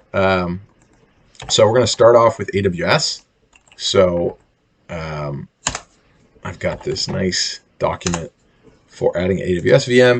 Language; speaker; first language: English; native; English